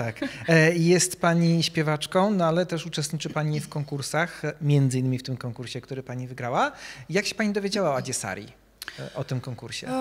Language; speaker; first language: Polish; native; Polish